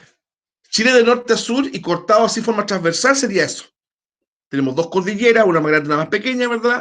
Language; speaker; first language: Spanish; native; Spanish